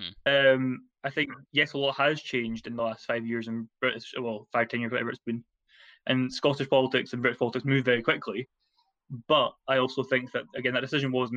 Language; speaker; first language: English; native; English